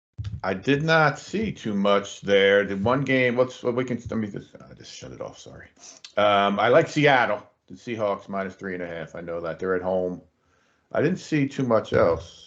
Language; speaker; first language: English; native; English